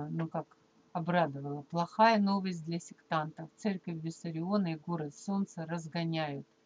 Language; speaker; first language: Russian; native; Russian